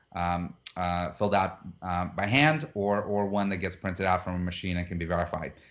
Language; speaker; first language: English; non-native, fluent; Russian